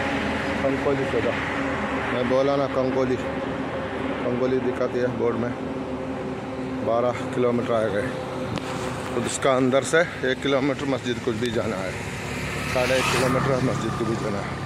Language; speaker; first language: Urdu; non-native, learner; Malayalam